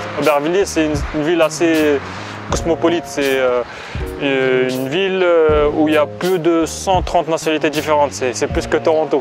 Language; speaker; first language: French; early bilingual, other home language; Arabic